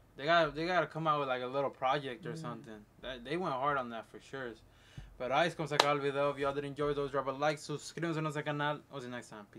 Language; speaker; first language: English; early bilingual, other home language; Spanish